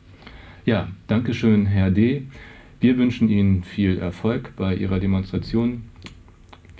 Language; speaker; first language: German; native; German